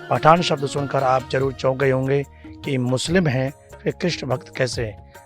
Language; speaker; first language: Hindi; native; Hindi